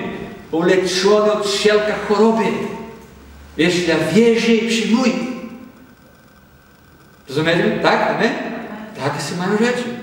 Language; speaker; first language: Polish; non-native, learner; Portuguese